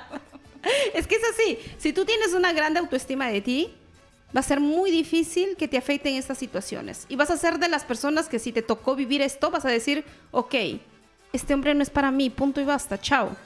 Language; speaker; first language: Spanish; native; Spanish